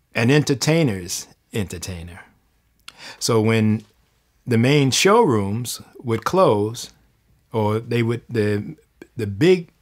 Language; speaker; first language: English; native; English